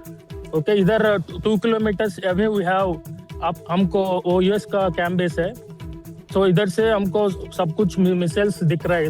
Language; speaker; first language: Hindi; non-native, local second language; Telugu